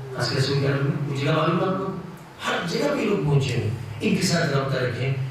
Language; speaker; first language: Urdu; non-native, local second language; Pashto